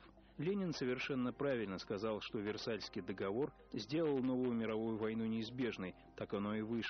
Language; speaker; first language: Russian; native; Russian